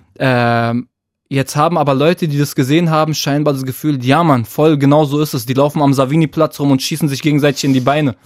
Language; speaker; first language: German; early bilingual, other home language; Arabic